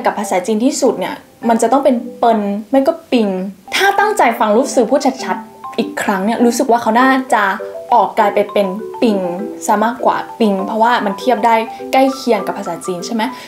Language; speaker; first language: Thai; native; Thai